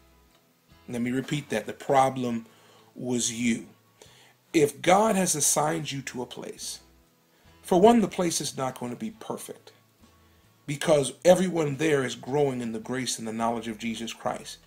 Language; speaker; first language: English; native; English